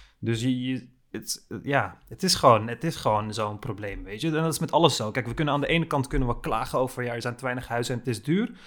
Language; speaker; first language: Dutch; early bilingual, other home language; Turkish